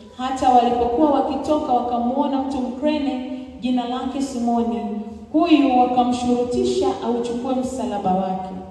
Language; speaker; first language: Swahili; native; Swahili